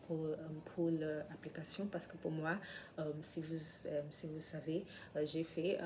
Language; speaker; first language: French; non-native, learner; English